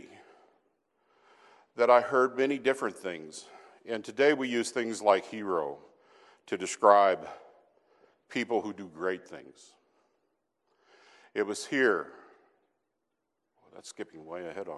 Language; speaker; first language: English; native; English